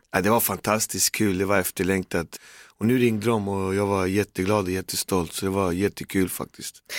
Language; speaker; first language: Swedish; native; Swedish